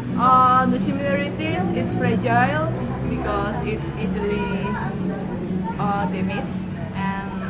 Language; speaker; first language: English; non-native, learner; Indonesian